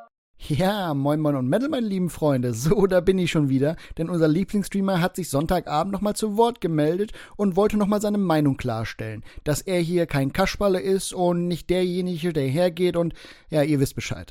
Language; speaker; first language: German; native; German